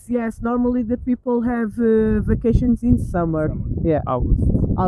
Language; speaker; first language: English; non-native, learner; Portuguese